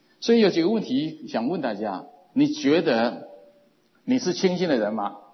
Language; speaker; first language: Chinese; native; Chinese